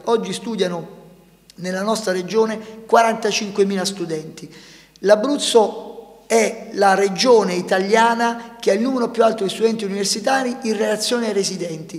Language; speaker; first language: Italian; native; Italian